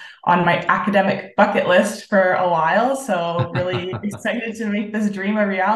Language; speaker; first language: English; native; English